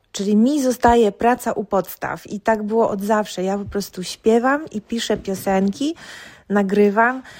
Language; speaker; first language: Polish; native; Polish